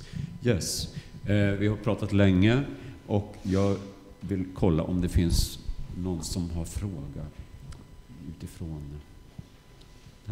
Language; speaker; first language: Swedish; native; Swedish